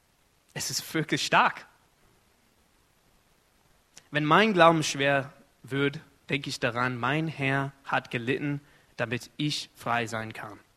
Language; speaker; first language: German; non-native, fluent; Arabic